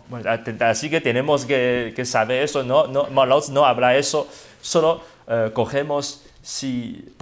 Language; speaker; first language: Spanish; non-native, learner; Wu Chinese